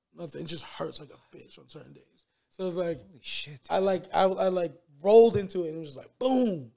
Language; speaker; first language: English; native; English